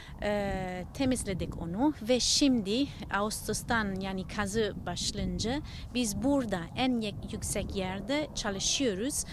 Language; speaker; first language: Turkish; non-native, learner; Italian